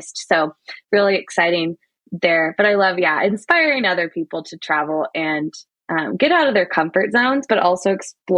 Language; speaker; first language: English; native; English